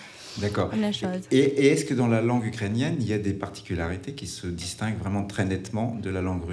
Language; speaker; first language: French; native; French